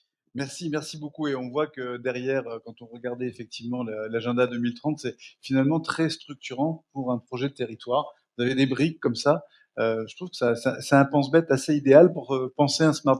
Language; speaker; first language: French; native; French